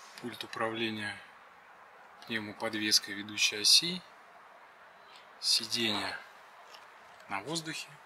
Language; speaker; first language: Russian; native; Russian